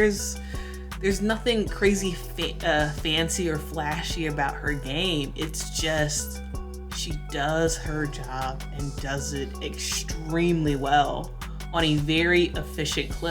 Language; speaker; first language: English; native; English